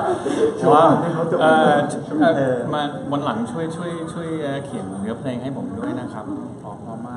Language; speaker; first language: Thai; early bilingual, other home language; Spanish